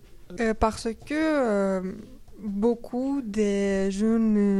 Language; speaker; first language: French; non-native, learner; Romanian